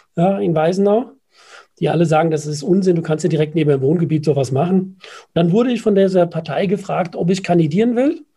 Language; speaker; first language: German; native; German